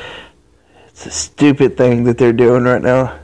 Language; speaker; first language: English; native; English